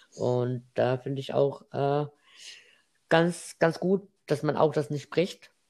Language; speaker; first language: German; non-native, fluent; Arabic